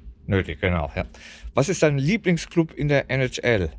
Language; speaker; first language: German; native; German